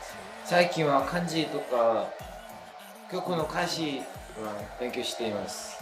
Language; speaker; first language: Japanese; non-native, learner; Korean